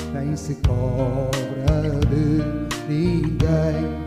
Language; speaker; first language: Portuguese; native; Portuguese